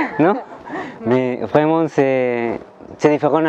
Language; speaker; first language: French; non-native, learner; Spanish